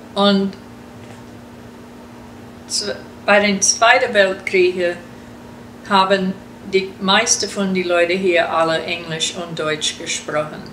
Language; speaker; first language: German; early bilingual, heritage; German